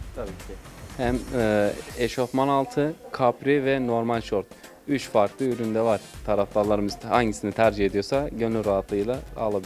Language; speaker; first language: Turkish; native; Turkish